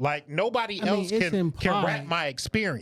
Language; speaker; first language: English; native; English